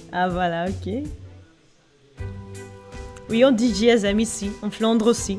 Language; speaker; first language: French; non-native, learner; Dutch